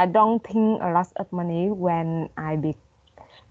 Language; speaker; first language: English; non-native, learner; Vietnamese